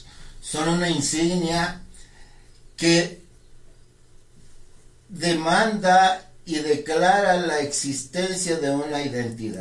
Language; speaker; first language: Spanish; non-native, local second language; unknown